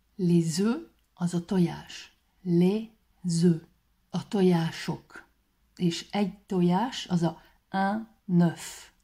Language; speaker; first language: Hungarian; native; Hungarian